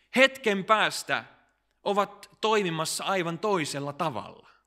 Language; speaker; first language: Finnish; early bilingual, heritage; Finnish